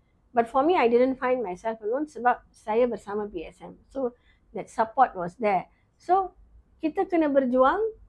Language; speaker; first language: English; non-native, local second language; Tamil